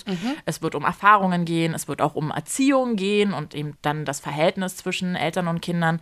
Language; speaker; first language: German; native; German